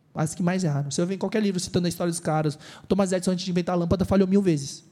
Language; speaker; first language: Portuguese; native; Portuguese